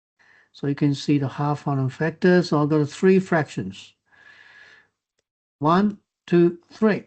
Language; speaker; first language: English; non-native, fluent; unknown